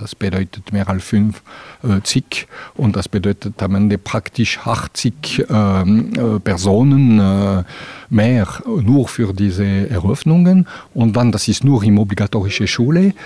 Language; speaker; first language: German; non-native, local second language; French